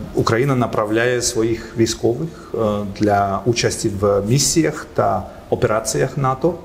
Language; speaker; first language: Ukrainian; non-native, fluent; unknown